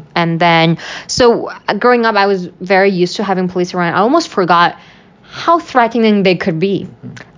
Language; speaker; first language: English; non-native, fluent; Uyghur